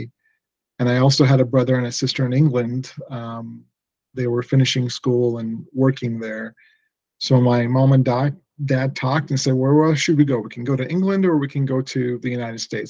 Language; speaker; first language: English; early bilingual, other home language; Persian